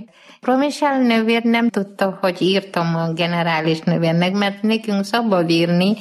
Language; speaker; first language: Hungarian; non-native, learner; Malayalam